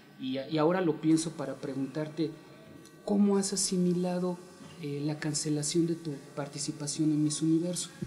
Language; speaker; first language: Spanish; native; Spanish